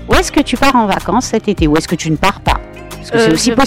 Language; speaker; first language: French; native; French